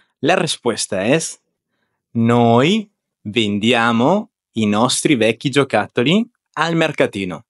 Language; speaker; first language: Italian; non-native, fluent; Spanish